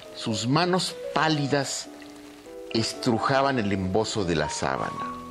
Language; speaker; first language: Spanish; native; Spanish